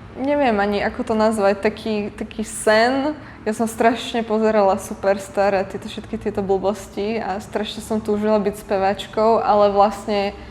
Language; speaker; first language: Slovak; non-native, local second language; Hungarian